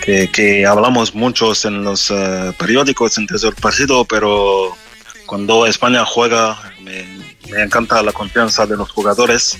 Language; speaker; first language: Spanish; non-native, fluent; French